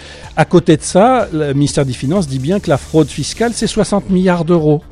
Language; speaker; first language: French; native; French